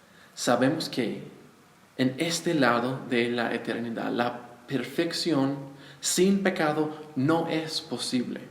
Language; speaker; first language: Spanish; non-native, fluent; English